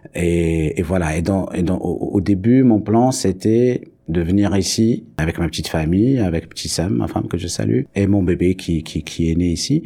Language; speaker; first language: French; non-native, local second language; Arabic